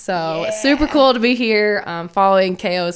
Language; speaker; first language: English; native; English